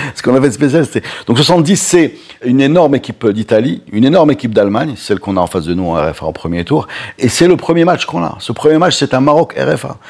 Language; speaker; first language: French; non-native, local second language; Arabic